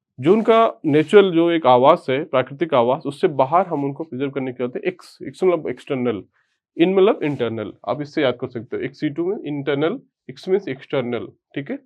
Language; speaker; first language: Hindi; native; Hindi